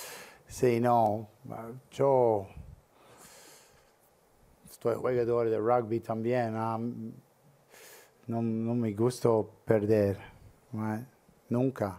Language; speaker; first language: Spanish; non-native, learner; English